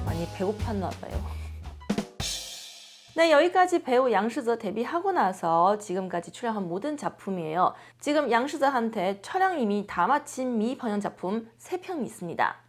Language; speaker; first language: Korean; non-native, fluent; Chinese